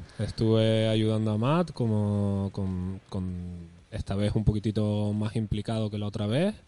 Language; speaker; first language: Spanish; native; Spanish